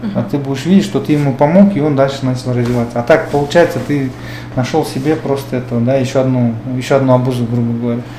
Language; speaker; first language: Russian; non-native, local second language; Kyrgyz